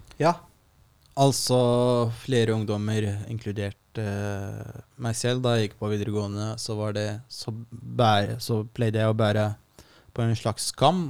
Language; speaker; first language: Norwegian; non-native, fluent; Arabic